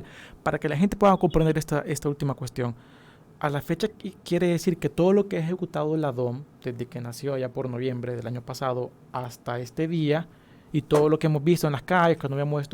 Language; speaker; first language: Spanish; native; Spanish